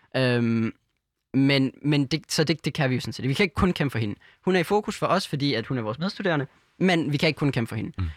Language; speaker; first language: Danish; native; Danish